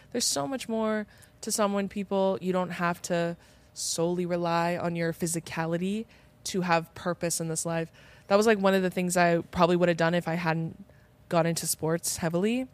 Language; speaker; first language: English; native; English